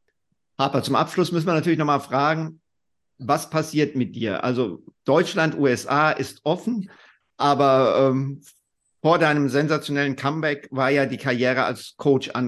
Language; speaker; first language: German; native; German